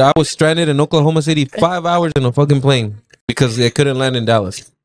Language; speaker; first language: English; early bilingual, other home language; Spanish